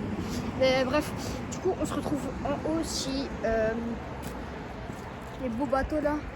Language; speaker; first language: French; native; French